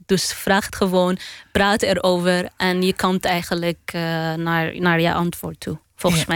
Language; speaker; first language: Dutch; non-native, learner; Arabic